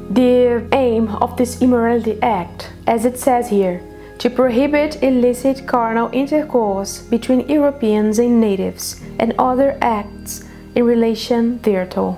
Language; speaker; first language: English; non-native, fluent; Portuguese